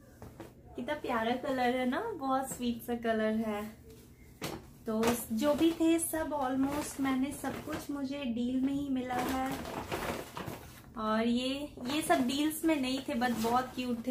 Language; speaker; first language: Hindi; native; Hindi